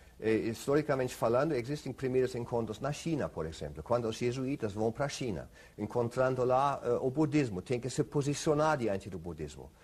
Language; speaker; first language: Portuguese; non-native, fluent; German